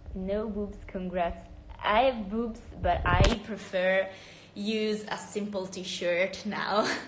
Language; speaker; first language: English; non-native, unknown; Italian